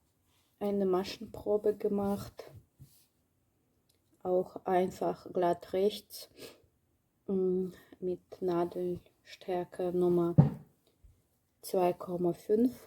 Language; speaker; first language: German; non-native, learner; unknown